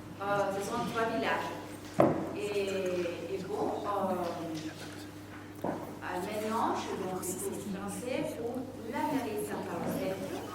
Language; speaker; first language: French; non-native, fluent; Spanish